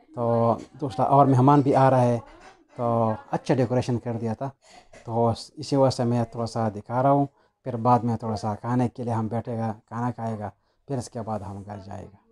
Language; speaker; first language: Urdu; non-native, fluent; Pashto